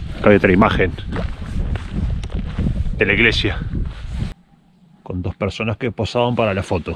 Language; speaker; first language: Spanish; native; Spanish